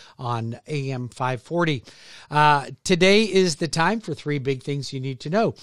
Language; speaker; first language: English; native; English